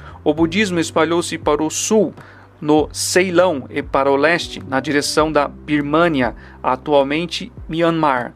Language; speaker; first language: Portuguese; native; Portuguese